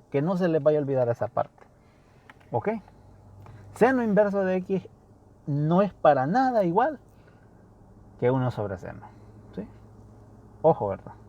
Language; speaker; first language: Spanish; native; Spanish